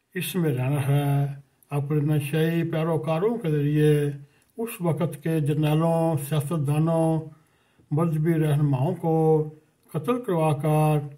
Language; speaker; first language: Urdu; native; Urdu